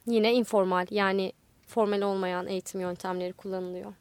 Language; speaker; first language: Turkish; native; Turkish